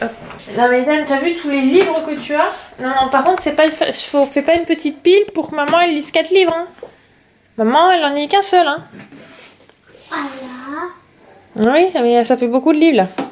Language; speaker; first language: French; native; French